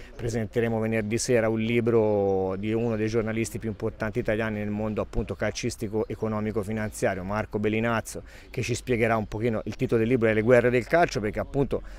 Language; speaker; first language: Italian; native; Italian